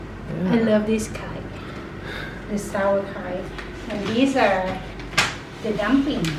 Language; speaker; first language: English; non-native, fluent; Thai